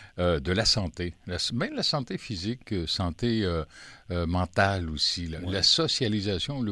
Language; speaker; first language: French; native; French